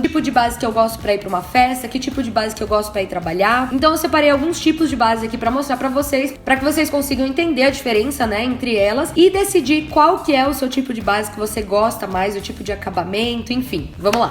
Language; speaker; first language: Portuguese; native; Portuguese